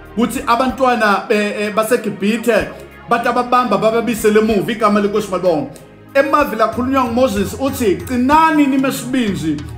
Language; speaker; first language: Zulu; non-native, local second language; Swati